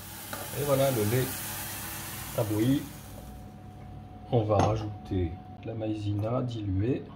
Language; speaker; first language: French; native; French